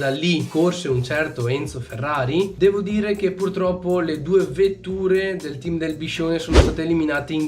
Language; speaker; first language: Italian; native; Italian